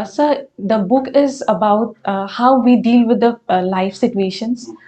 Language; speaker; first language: English; non-native, local second language; Assamese